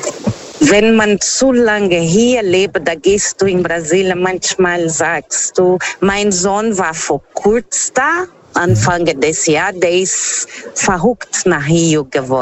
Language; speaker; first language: German; non-native, fluent; Portuguese